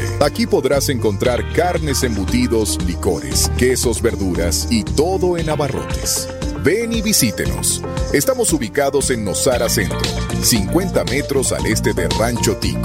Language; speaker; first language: Spanish; native; Spanish